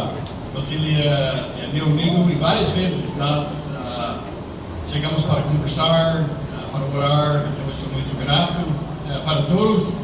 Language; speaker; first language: Portuguese; non-native, fluent; English